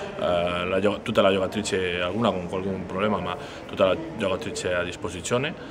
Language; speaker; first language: Italian; non-native, learner; Spanish